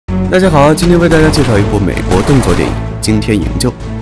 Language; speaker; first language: Chinese; native; Chinese